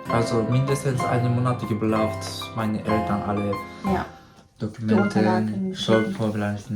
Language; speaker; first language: German; non-native, learner; Japanese